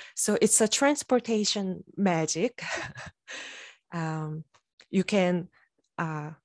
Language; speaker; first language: English; non-native, fluent; Korean